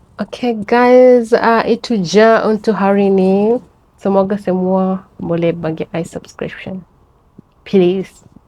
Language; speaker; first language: Malay; non-native, fluent; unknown